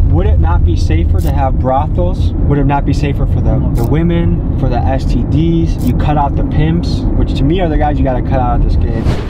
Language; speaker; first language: English; native; English